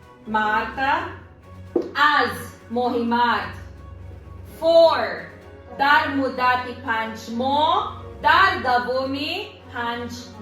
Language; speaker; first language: Persian; non-native, learner; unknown